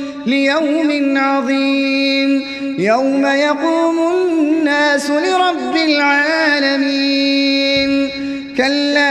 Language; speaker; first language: Arabic; native; Arabic